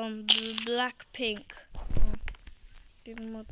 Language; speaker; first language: Bulgarian; non-native, learner; English